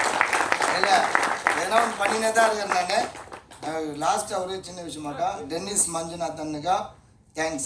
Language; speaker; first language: Tamil; native; Tamil